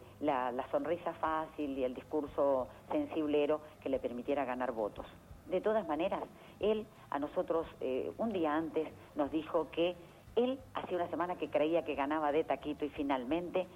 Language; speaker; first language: Spanish; native; Spanish